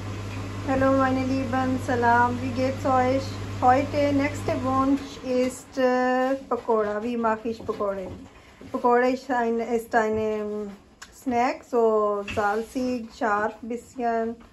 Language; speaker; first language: German; non-native, learner; Urdu